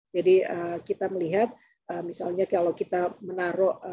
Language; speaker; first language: Indonesian; native; Indonesian